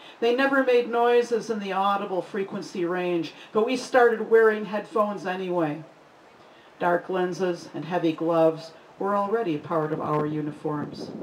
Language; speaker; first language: English; native; English